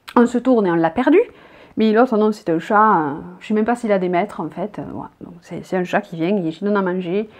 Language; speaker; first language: French; native; French